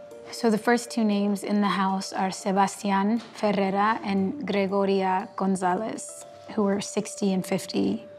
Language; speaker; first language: English; early bilingual, other home language; Spanish